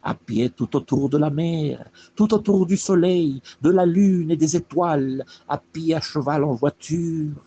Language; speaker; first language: French; non-native, fluent; Spanish